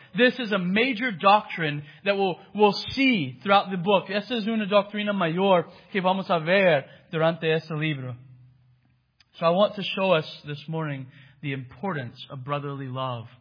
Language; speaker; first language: English; native; English